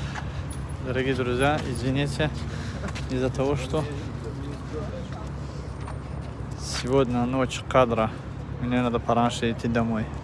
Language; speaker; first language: Russian; non-native, fluent; Tajik